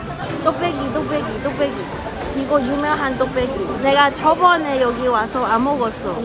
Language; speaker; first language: Korean; non-native, learner; Cantonese